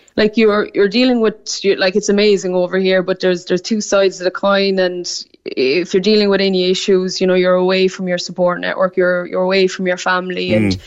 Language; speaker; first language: English; native; English